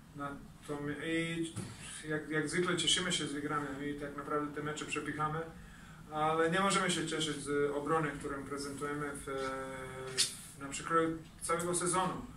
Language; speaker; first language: Polish; non-native, fluent; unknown